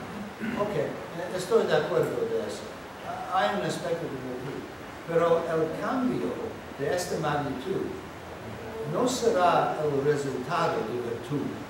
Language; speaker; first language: Spanish; non-native, fluent; English